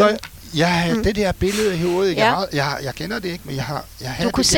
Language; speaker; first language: Danish; non-native, fluent; French